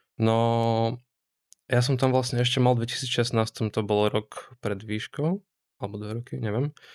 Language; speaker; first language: Slovak; native; Slovak